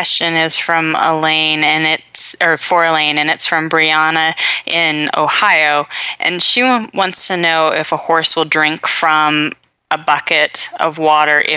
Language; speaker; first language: English; native; English